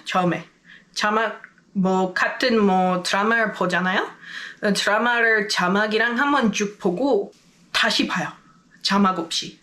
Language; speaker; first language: Korean; non-native, fluent; English